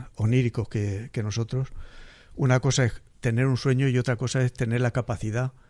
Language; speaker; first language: Spanish; native; Spanish